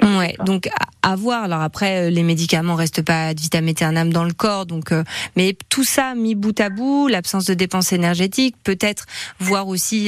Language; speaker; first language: French; native; French